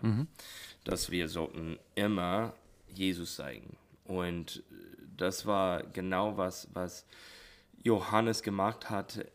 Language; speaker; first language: German; non-native, learner; English